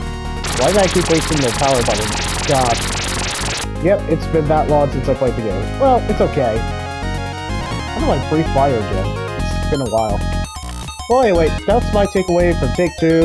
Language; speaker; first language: English; native; English